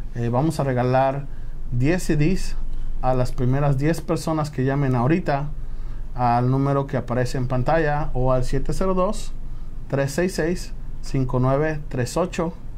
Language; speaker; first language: Spanish; native; Spanish